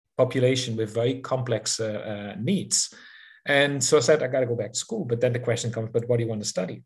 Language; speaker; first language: English; non-native, fluent; Dutch